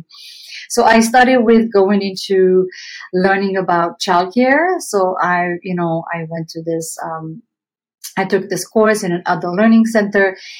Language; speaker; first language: English; non-native, fluent; Romanian